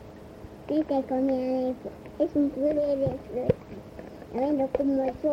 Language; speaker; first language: Spanish; early bilingual, heritage; Spanish